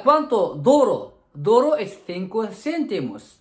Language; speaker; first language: Spanish; non-native, fluent; Arabic